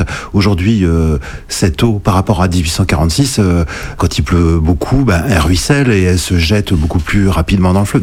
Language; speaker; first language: French; native; French